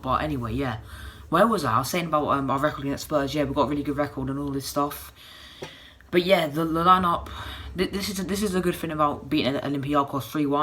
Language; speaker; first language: English; native; English